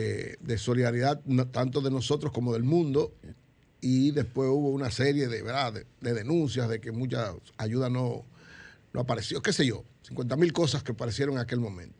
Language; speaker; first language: Spanish; native; Spanish